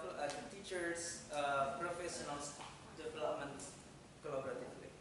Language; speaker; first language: English; non-native, fluent; Indonesian